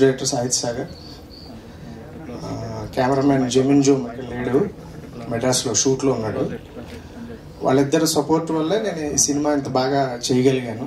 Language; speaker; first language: Telugu; native; Telugu